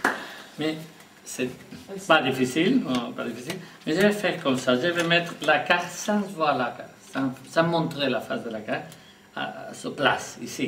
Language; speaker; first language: French; non-native, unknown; Spanish